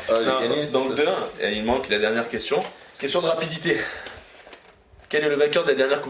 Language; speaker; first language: French; native; French